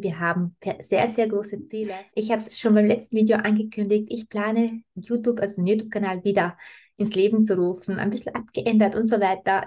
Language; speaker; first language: German; native; German